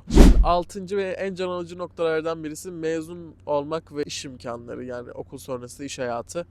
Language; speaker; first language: Turkish; native; Turkish